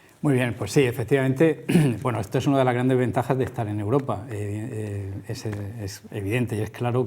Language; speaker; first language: Spanish; native; Spanish